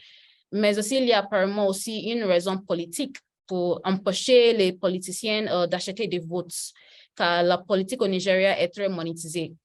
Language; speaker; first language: French; non-native, learner; Yoruba